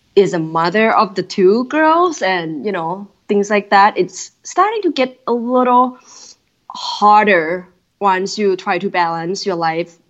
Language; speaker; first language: English; non-native, fluent; Thai